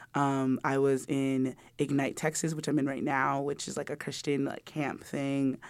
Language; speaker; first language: English; early bilingual, other home language; Yoruba